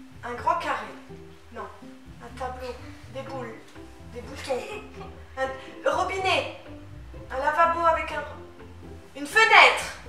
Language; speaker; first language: French; native; French